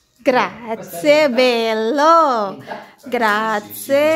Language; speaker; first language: Italian; non-native, learner; Indonesian